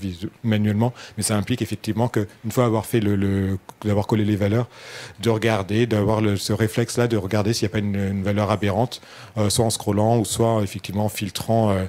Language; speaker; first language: French; native; French